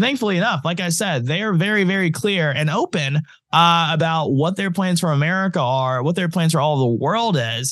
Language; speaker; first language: English; native; English